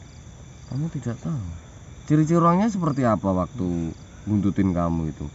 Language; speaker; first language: Indonesian; native; Indonesian